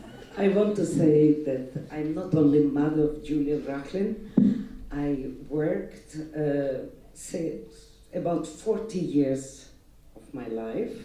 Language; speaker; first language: English; non-native, fluent; Russian